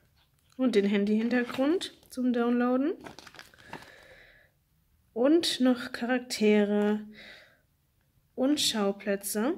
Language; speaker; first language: German; native; German